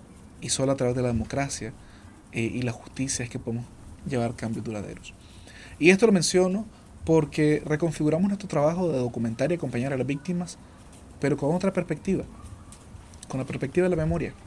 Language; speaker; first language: Spanish; native; Spanish